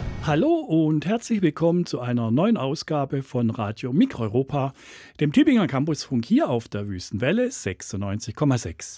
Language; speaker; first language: German; native; German